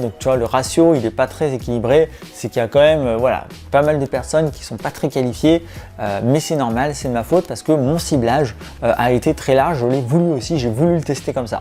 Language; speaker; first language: French; native; French